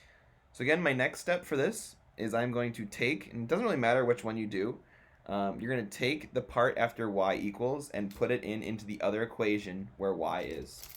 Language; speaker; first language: English; native; English